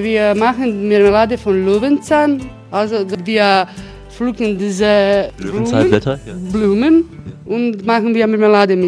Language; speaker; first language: German; non-native, learner; Croatian